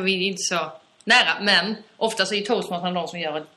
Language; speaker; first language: Swedish; native; Swedish